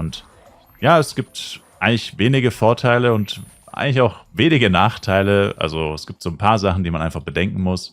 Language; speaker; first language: German; native; German